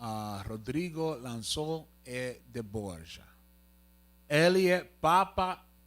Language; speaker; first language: Portuguese; non-native, learner; Spanish